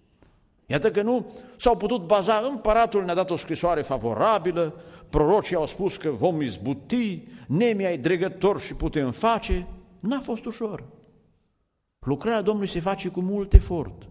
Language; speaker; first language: Romanian; native; Romanian